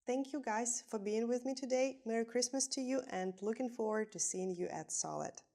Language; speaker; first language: English; non-native, fluent; Ukrainian